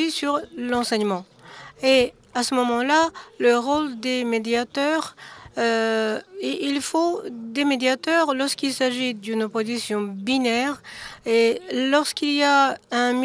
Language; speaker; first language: French; non-native, fluent; Japanese